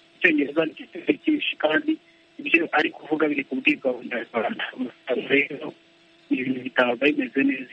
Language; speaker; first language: Kinyarwanda; native; Kinyarwanda